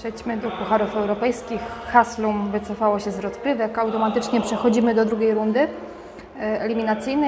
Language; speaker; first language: Polish; native; Polish